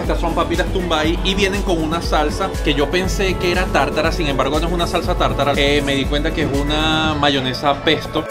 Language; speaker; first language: Spanish; native; Spanish